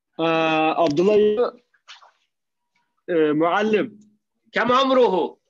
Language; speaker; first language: Arabic; non-native, learner; Turkish